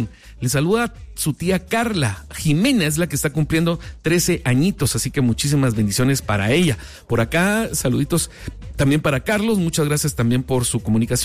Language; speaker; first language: Spanish; native; Spanish